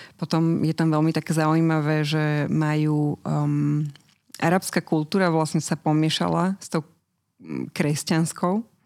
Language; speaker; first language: Slovak; native; Slovak